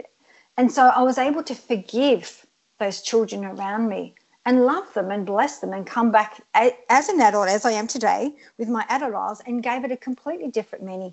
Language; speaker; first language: English; early bilingual, other home language; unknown